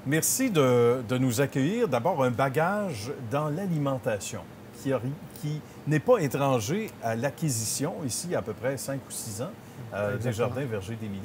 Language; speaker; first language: French; native; French